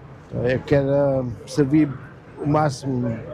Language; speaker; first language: Portuguese; early bilingual, heritage; German